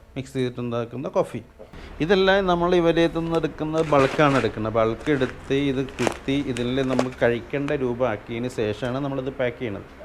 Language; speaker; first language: Malayalam; native; Malayalam